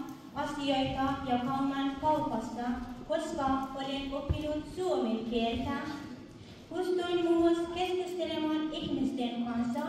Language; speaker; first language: Finnish; non-native, fluent; Persian